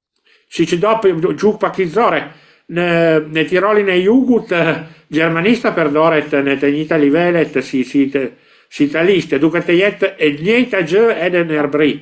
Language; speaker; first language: Albanian; non-native, learner; Italian